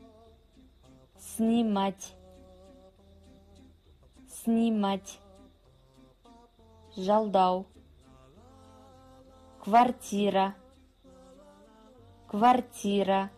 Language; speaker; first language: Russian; non-native, fluent; Kazakh